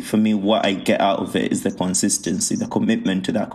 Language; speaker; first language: English; non-native, local second language; Ganda